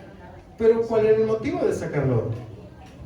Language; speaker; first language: Spanish; native; Spanish